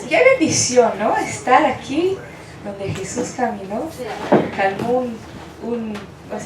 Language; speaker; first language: Spanish; non-native, fluent; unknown